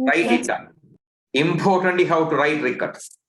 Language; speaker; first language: English; non-native, local second language; Tamil